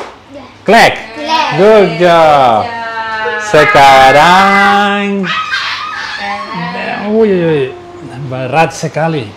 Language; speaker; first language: Indonesian; non-native, learner; Spanish